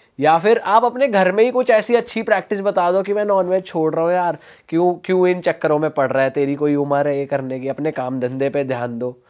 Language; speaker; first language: Hindi; native; Hindi